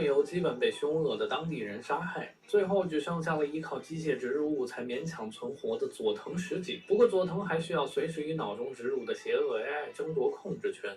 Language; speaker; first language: Chinese; native; Chinese